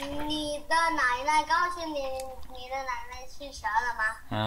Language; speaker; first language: Chinese; early bilingual, heritage; Chinese